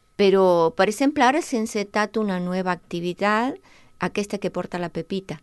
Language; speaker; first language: Catalan; non-native, local second language; Spanish